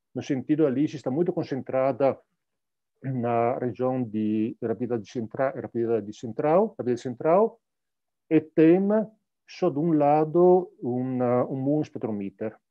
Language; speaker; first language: Portuguese; non-native, fluent; Italian